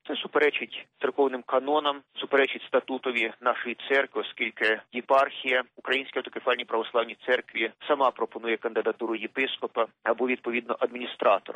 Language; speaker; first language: Ukrainian; native; Ukrainian